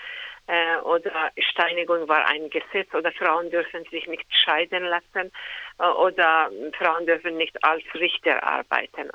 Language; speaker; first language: German; non-native, fluent; Persian